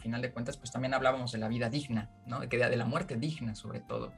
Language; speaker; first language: Spanish; native; Spanish